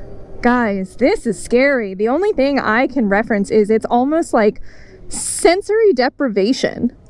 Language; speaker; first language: English; native; English